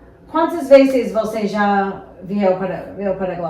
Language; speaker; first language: Portuguese; non-native, fluent; English